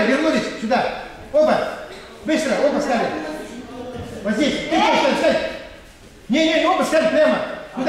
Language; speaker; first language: Russian; native; Russian